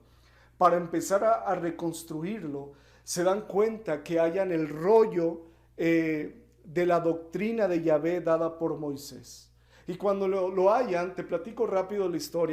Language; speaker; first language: Spanish; native; Spanish